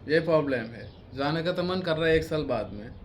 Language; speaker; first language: Hindi; non-native, fluent; Bangla